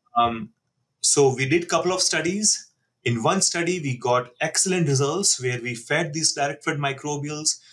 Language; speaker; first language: English; non-native, local second language; Hindi